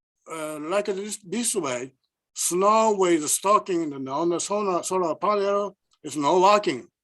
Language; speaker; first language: English; non-native, learner; Japanese